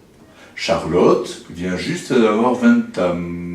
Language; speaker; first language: French; native; French